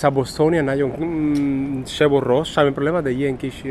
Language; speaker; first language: Hungarian; early bilingual, heritage; Hungarian